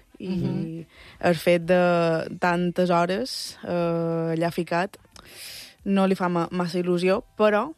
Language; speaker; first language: Catalan; early bilingual, other home language; Spanish